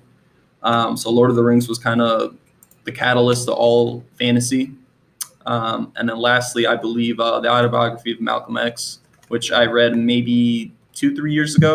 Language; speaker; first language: English; native; English